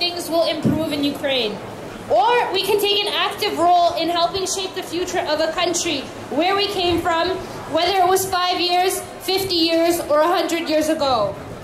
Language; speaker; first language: English; early bilingual, other home language; Ukrainian